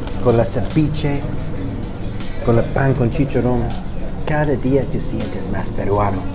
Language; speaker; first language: Spanish; non-native, learner; English